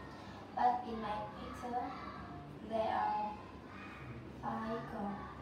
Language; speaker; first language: English; non-native, learner; Vietnamese